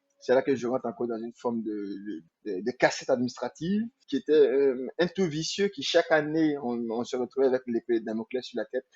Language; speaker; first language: French; non-native, local second language; Mandingo